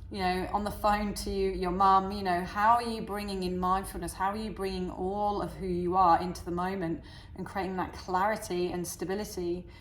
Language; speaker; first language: English; native; English